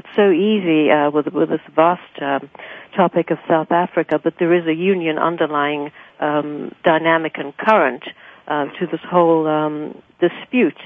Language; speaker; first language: English; native; English